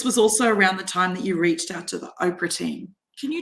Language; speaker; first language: English; native; English